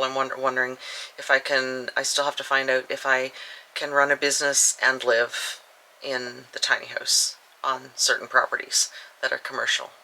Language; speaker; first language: English; native; English